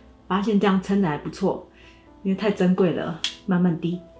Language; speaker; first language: Chinese; native; Chinese